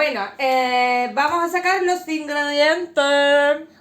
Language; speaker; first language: Spanish; native; Spanish